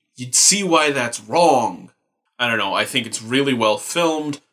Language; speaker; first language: English; native; English